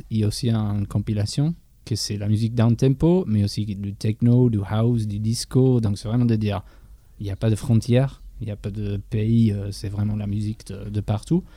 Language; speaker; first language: French; non-native, fluent; English